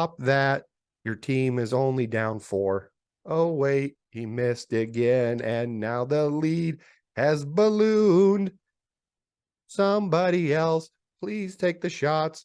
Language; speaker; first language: English; native; English